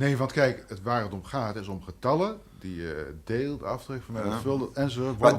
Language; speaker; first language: Dutch; native; Dutch